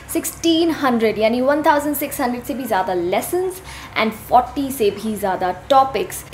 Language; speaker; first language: Hindi; native; Hindi